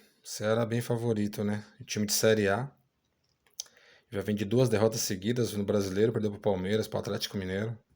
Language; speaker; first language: Portuguese; native; Portuguese